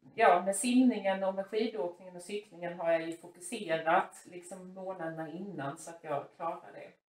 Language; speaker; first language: Swedish; native; Swedish